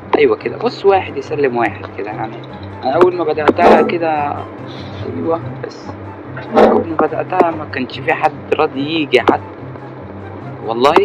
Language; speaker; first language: Arabic; native; Arabic